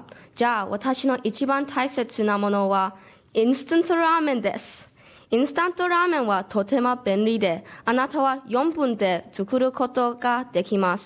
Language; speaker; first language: Japanese; non-native, learner; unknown